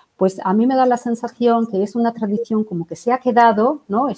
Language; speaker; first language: Spanish; native; Spanish